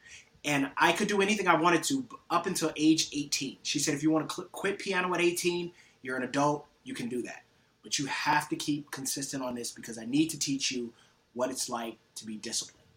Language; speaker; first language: English; native; English